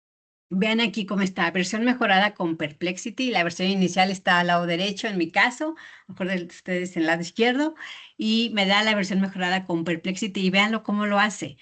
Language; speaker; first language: Spanish; native; Spanish